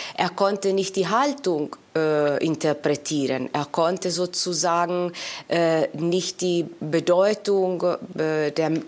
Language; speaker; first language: German; non-native, fluent; Italian